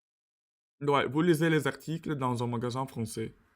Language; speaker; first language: French; non-native, learner; Russian